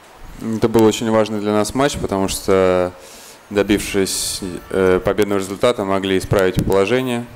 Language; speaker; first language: Russian; native; Russian